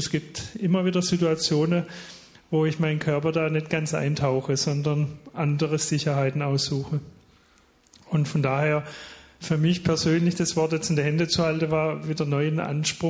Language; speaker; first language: German; native; German